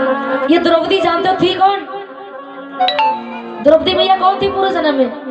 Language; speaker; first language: Hindi; native; Hindi